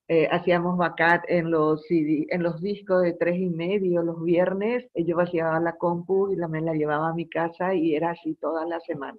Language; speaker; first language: Spanish; native; Spanish